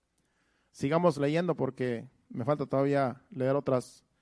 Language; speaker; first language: Spanish; native; Spanish